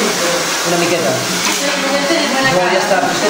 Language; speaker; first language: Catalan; non-native, local second language; Spanish